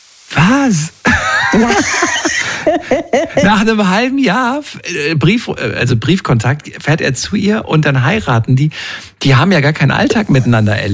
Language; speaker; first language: German; native; German